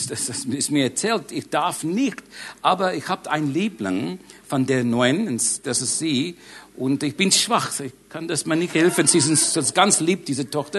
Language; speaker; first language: German; non-native, learner; English